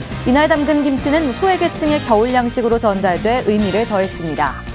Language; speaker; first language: Korean; native; Korean